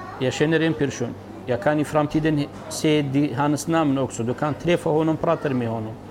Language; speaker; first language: Swedish; non-native, learner; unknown